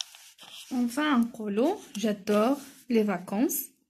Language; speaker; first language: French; non-native, local second language; Arabic